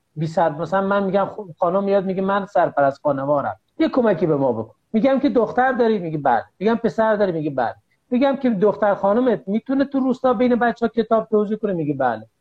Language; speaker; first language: Persian; native; Persian